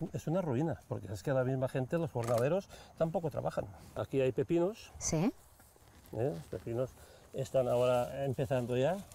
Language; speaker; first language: Spanish; non-native, local second language; Catalan